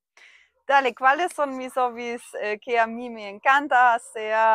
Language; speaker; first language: Spanish; non-native, fluent; German